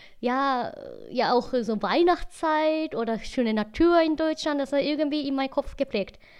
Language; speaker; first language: German; non-native, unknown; Japanese